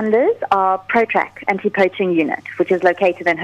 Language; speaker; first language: English; native; English